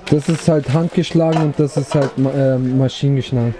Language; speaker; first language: German; early bilingual, other home language; Turkish